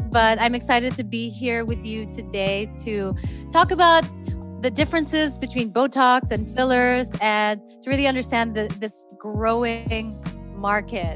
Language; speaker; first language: English; non-native, local second language; Filipino